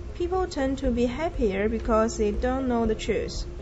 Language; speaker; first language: English; non-native, fluent; Chinese